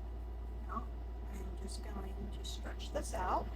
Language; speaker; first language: English; native; English